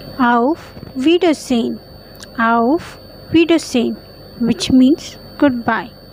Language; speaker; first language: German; non-native, fluent; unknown